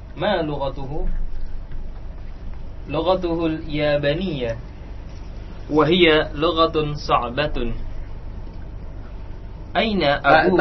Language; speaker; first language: Arabic; non-native, learner; Indonesian